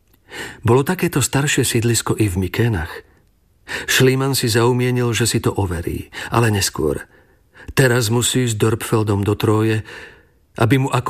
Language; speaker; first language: Slovak; native; Slovak